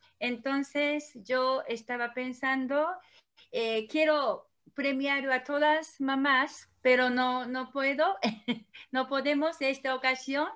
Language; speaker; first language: Spanish; non-native, learner; Korean